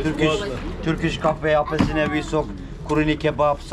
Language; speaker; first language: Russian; non-native, learner; Turkish